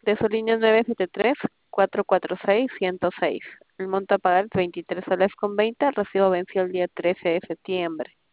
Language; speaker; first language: Spanish; native; Spanish